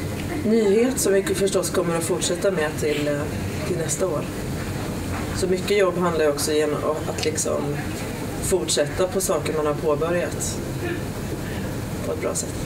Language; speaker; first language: Swedish; native; Swedish